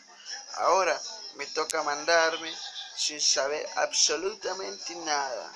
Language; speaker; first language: Spanish; native; Spanish